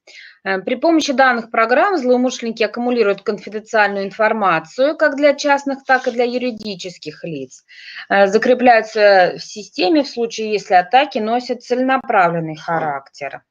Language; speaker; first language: Russian; native; Russian